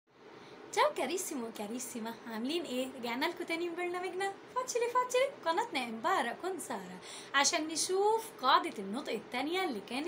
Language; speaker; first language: Arabic; native; Arabic